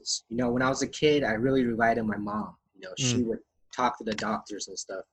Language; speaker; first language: English; native; English